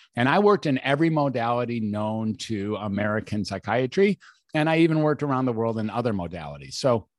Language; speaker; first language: English; native; English